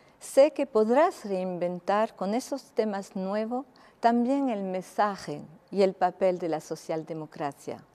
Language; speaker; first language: Spanish; early bilingual, heritage; Spanish